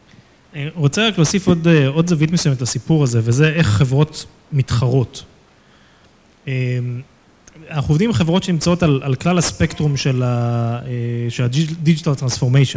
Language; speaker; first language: Hebrew; native; Hebrew